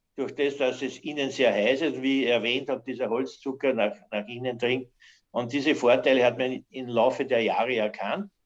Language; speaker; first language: German; native; German